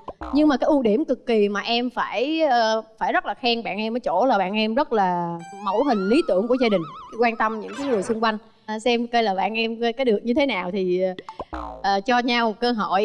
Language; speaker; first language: Vietnamese; native; Vietnamese